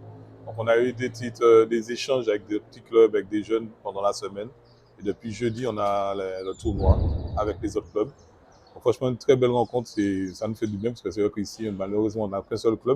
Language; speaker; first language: French; native; French